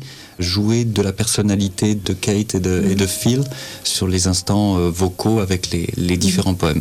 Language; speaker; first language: French; native; French